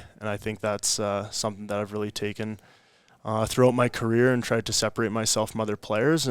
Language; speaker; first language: English; native; English